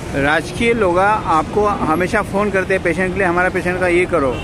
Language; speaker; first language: Hindi; non-native, local second language; Marathi